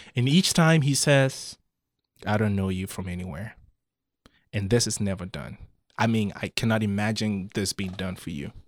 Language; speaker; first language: English; non-native, local second language; Akan